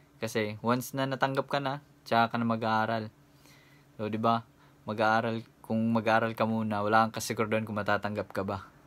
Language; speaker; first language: Filipino; non-native, local second language; Cebuano